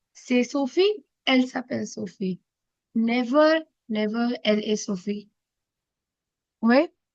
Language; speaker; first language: French; non-native, fluent; Hindi